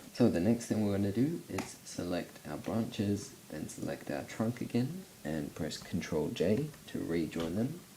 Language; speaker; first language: English; native; English